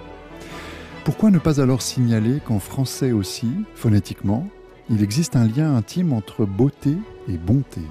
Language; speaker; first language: French; native; French